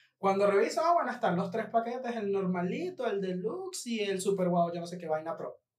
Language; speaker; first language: Spanish; native; Spanish